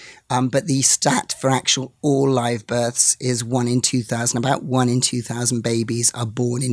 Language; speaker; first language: English; native; English